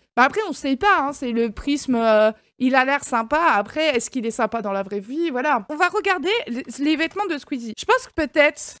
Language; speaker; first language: French; native; French